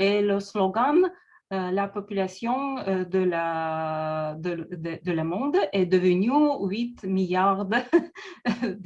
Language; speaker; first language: French; non-native, learner; Russian